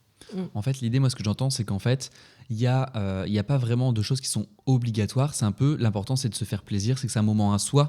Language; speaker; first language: French; native; French